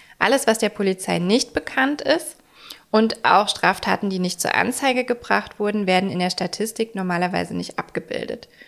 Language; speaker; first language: German; native; German